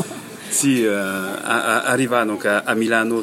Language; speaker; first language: Italian; non-native, learner; French